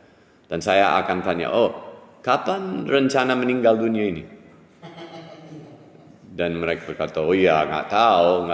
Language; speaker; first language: Indonesian; non-native, fluent; English